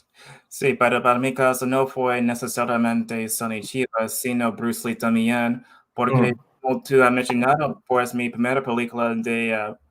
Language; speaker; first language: Spanish; non-native, fluent; English